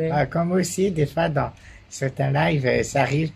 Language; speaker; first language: French; native; French